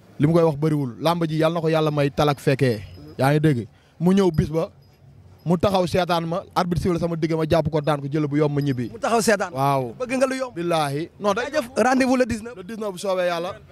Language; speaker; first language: Wolof; non-native, local second language; Fula